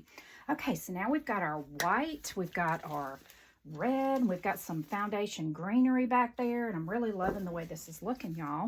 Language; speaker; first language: English; native; English